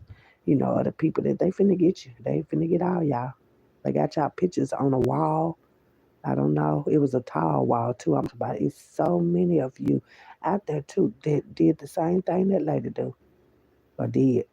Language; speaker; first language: English; native; English